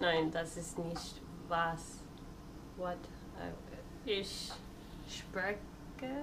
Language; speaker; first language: German; non-native, learner; English